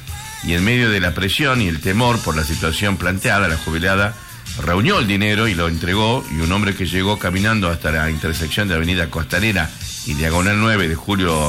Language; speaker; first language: Spanish; native; Spanish